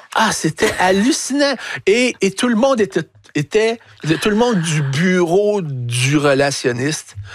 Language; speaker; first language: French; native; French